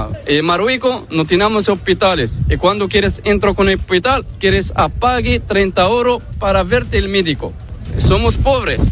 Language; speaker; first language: Spanish; non-native, learner; Arabic